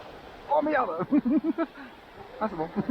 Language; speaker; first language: French; native; French